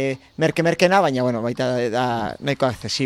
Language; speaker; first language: Basque; native; Basque